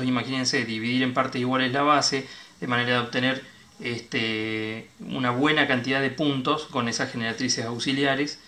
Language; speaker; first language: Spanish; native; Spanish